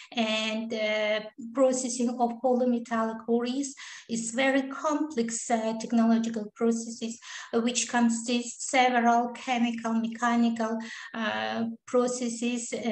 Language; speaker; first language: English; non-native, learner; Kazakh